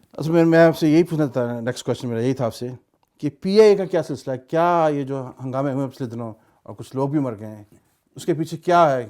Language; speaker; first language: Urdu; native; Urdu